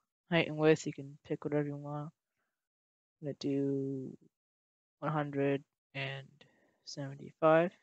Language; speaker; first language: English; native; English